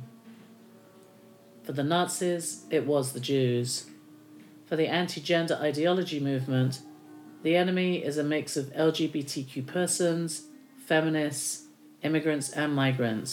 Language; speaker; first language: English; native; English